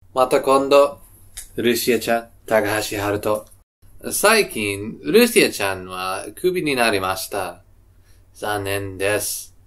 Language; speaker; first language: Japanese; non-native, learner; English